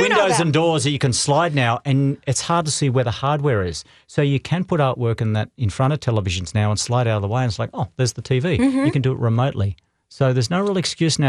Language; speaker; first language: English; native; English